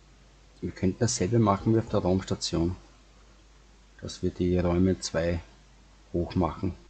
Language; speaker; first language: German; native; German